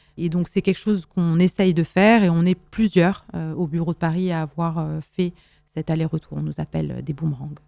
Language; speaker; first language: French; non-native, local second language; Arabic